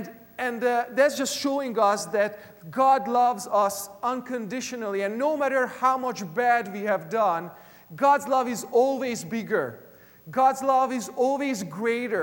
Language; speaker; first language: English; non-native, fluent; Hungarian